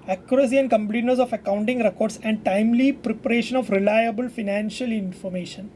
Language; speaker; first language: English; non-native, local second language; Malayalam